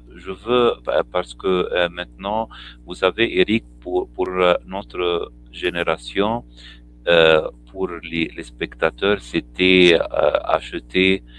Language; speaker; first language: French; non-native, fluent; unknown